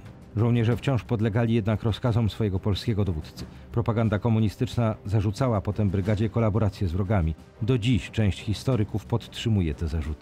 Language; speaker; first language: Polish; native; Polish